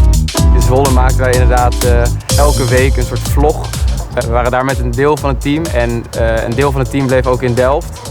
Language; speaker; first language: Dutch; native; Dutch